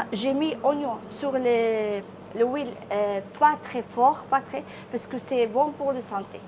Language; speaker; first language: French; non-native, learner; Arabic